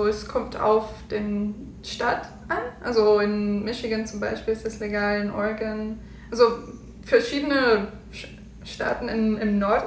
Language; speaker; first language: German; non-native, learner; English